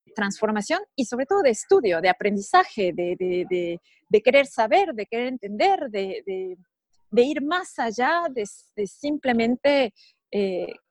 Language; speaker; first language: Spanish; native; Spanish